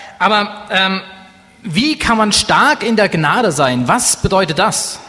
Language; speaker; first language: German; native; German